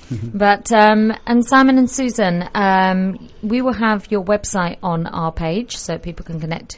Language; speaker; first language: English; native; English